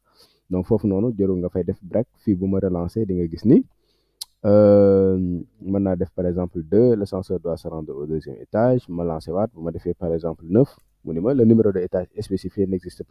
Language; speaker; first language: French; non-native, local second language; Wolof